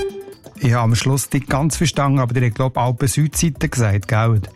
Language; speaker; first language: German; native; German